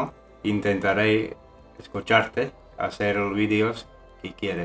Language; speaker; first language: Spanish; non-native, fluent; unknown